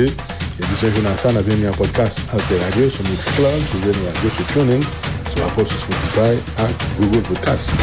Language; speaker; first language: French; non-native, local second language; Haitian Creole